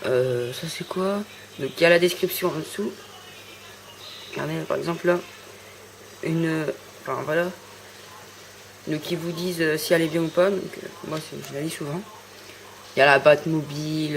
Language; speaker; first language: French; native; French